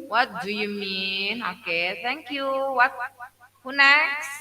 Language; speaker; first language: English; non-native, learner; Indonesian